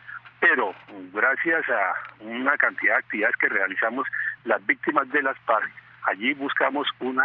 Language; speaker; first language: Spanish; native; Spanish